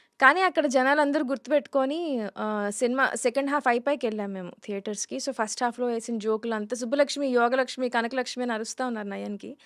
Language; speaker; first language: Telugu; native; Telugu